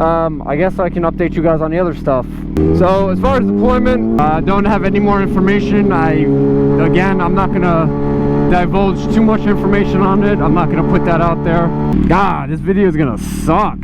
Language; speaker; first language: English; native; English